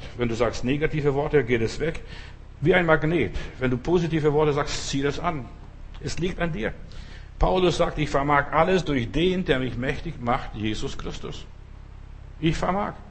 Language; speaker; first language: German; non-native, fluent; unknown